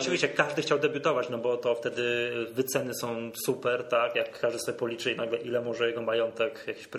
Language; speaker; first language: Polish; native; Polish